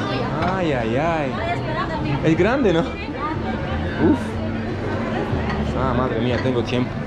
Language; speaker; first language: Spanish; non-native, learner; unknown